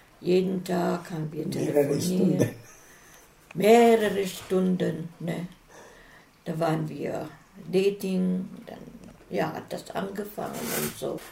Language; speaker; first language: German; non-native, fluent; Filipino